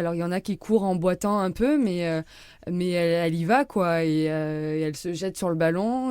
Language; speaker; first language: French; native; French